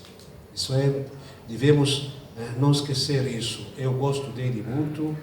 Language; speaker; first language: Portuguese; non-native, fluent; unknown